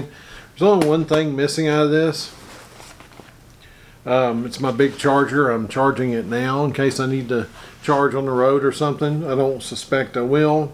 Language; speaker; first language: English; native; English